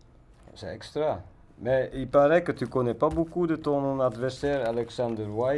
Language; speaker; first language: French; non-native, learner; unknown